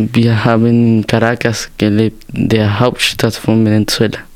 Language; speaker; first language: German; early bilingual, other home language; Spanish